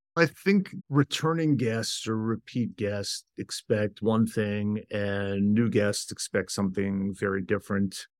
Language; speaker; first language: English; native; English